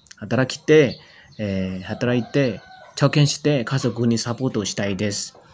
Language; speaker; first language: Japanese; non-native, learner; Burmese